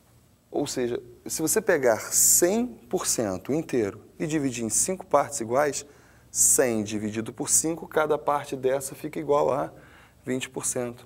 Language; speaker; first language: Portuguese; native; Portuguese